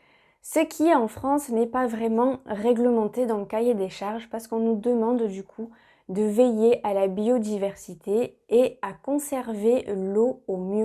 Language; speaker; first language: French; native; French